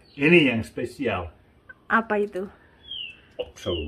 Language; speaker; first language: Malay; non-native, learner; English